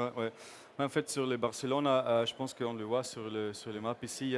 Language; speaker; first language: French; non-native, fluent; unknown